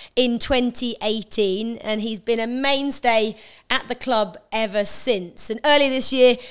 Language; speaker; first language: English; native; English